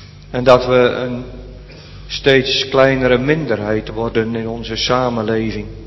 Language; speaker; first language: Dutch; native; Dutch